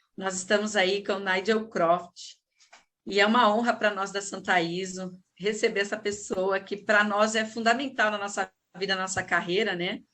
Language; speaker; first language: Portuguese; native; Portuguese